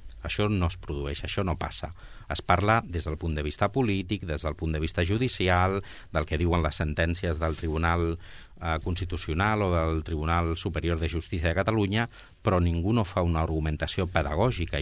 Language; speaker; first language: Catalan; non-native, local second language; Spanish